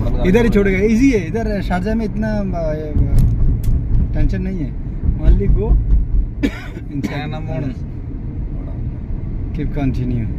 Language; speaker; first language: Hindi; non-native, learner; Bangla